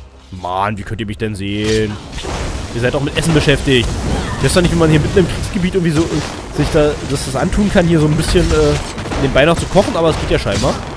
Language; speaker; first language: German; native; German